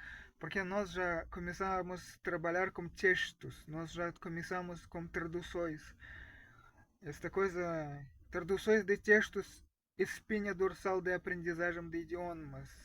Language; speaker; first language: Portuguese; non-native, fluent; Russian